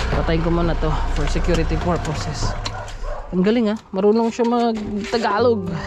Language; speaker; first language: Filipino; native; Filipino